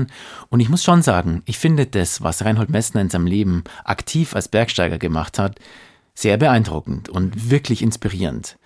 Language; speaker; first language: German; native; German